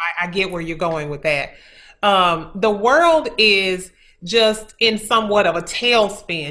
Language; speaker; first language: English; native; English